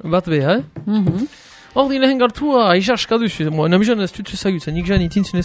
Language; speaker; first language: Basque; native; Basque